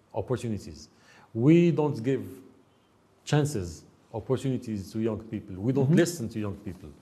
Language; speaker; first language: English; non-native, fluent; Arabic